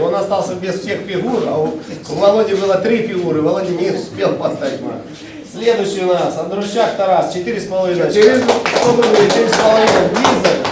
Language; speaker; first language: Russian; non-native, local second language; Ukrainian